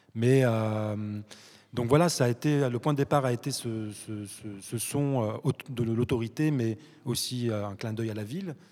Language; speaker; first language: French; early bilingual, other home language; Arabic